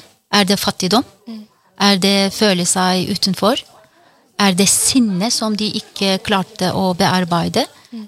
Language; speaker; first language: Norwegian; non-native, fluent; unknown